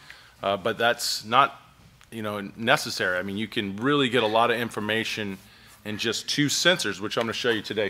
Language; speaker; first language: English; native; English